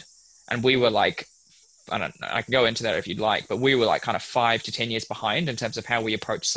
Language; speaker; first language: English; native; English